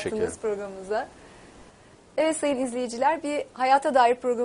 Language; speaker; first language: Turkish; native; Turkish